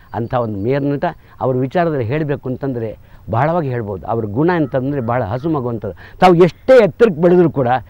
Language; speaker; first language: Kannada; native; Kannada